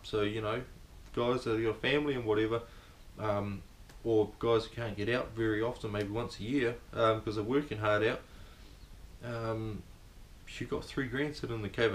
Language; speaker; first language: English; native; English